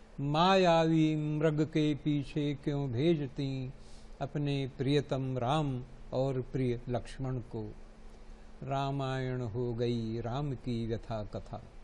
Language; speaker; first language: Hindi; native; Hindi